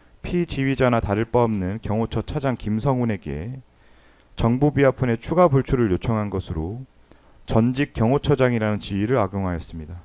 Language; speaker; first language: Korean; native; Korean